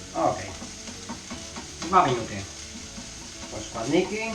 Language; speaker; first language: Polish; non-native, learner; Spanish